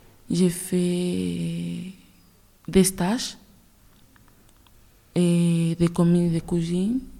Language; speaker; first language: French; non-native, learner; Spanish